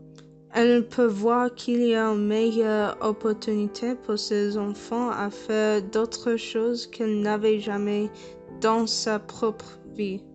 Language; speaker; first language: French; non-native, learner; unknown